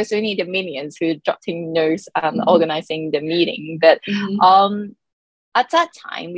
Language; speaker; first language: English; non-native, local second language; Cantonese